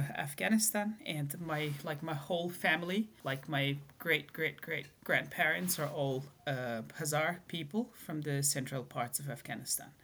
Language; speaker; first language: English; non-native, fluent; Persian